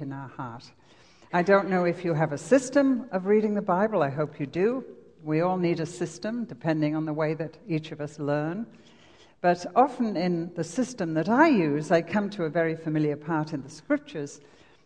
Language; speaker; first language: English; native; English